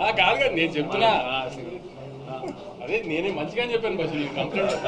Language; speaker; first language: Telugu; native; Telugu